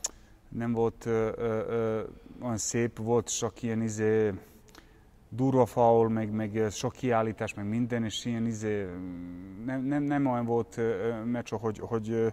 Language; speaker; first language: Hungarian; non-native, fluent; Serbian